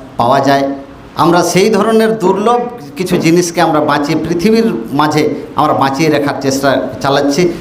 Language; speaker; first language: Bangla; non-native, local second language; Santali